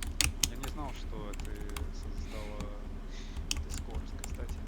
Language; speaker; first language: Russian; non-native, learner; English